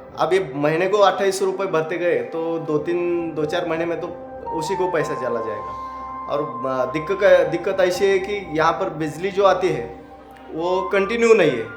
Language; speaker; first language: Hindi; non-native, local second language; Marathi